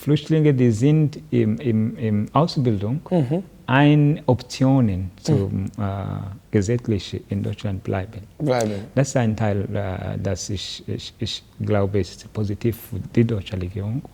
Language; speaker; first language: German; non-native, learner; Kinyarwanda